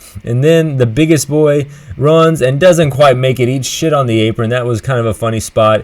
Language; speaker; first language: English; native; English